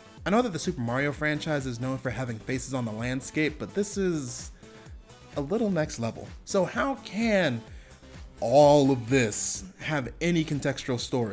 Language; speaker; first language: English; native; English